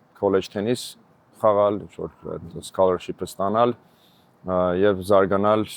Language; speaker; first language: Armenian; native; Armenian